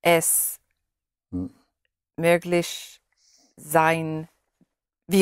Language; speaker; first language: German; non-native, learner; English